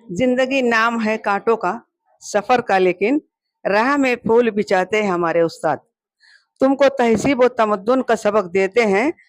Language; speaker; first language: Hindi; non-native, local second language; Urdu